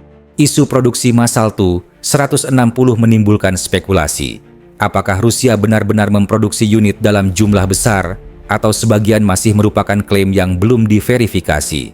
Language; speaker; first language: Indonesian; native; Indonesian